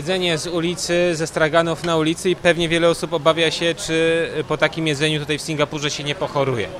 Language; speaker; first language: Polish; native; Polish